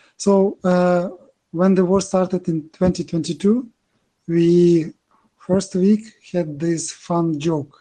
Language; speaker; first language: English; non-native, learner; Ukrainian